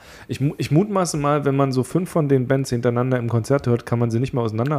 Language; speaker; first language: German; native; German